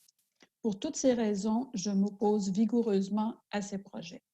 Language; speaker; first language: French; native; French